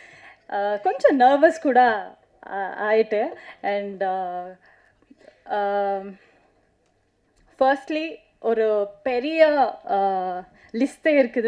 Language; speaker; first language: Tamil; non-native, learner; Kannada